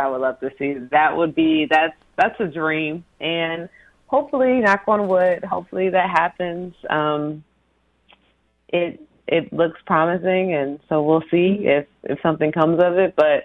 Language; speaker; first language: English; native; English